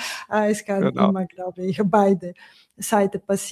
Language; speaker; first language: German; non-native, fluent; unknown